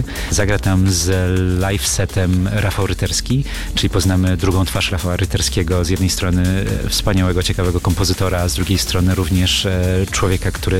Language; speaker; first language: Polish; native; Polish